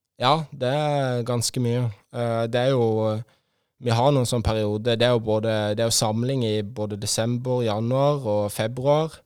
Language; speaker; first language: Norwegian; native; Norwegian